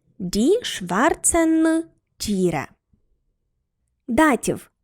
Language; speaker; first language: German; non-native, fluent; Ukrainian